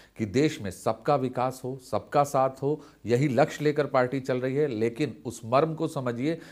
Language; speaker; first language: Hindi; native; Hindi